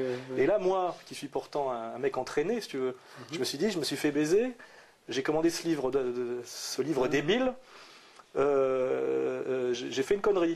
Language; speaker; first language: French; native; French